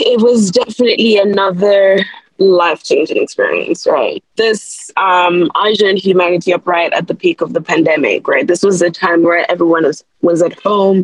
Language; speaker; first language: English; non-native, local second language; Yoruba